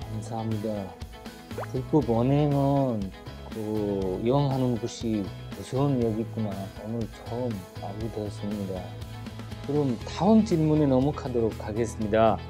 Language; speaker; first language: Korean; non-native, fluent; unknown